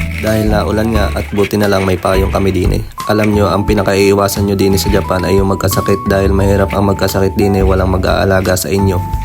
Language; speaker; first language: Filipino; native; Filipino